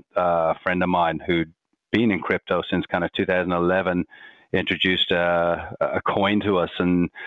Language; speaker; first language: English; native; English